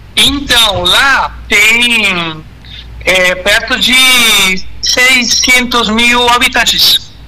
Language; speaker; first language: Portuguese; non-native, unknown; Spanish